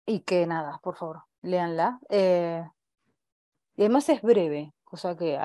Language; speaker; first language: Spanish; native; Spanish